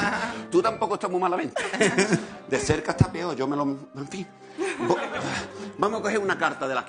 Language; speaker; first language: Spanish; native; Spanish